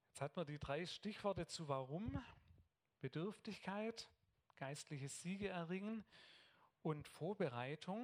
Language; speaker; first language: German; native; German